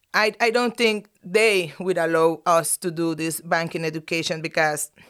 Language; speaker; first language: English; non-native, fluent; Spanish